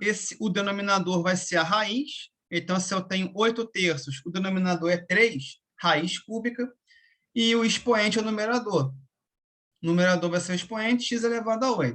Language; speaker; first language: Portuguese; native; Portuguese